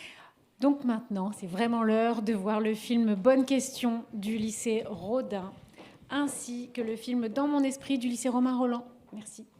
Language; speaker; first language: French; native; French